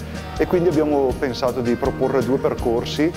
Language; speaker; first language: Italian; native; Italian